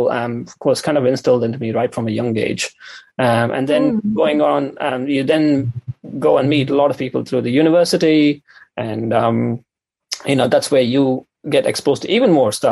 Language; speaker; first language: English; non-native, local second language; Tamil